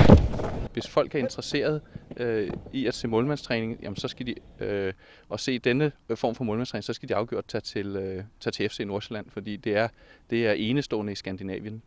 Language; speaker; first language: Danish; native; Danish